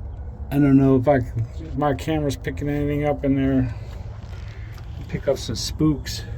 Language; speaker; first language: English; native; English